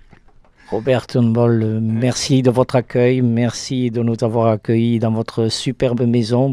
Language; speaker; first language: French; native; French